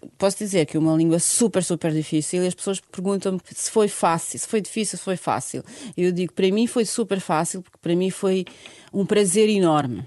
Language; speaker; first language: Portuguese; non-native, fluent; Bosnian